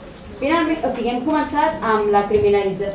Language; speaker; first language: Catalan; native; Catalan